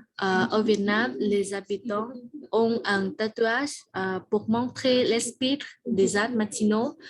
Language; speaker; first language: French; non-native, learner; Vietnamese